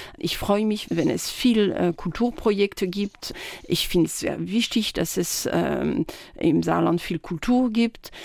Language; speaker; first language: German; non-native, fluent; French